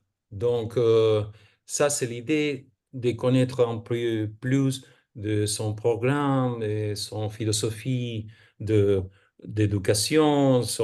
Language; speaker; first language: French; non-native, fluent; Spanish